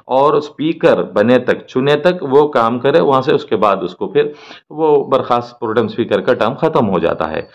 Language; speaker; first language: Hindi; non-native, local second language; Urdu